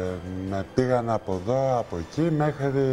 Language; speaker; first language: Greek; early bilingual, heritage; Greek